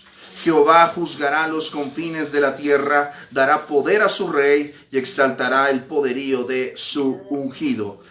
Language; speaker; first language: Spanish; native; Spanish